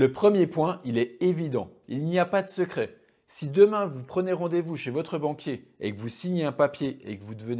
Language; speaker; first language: French; native; French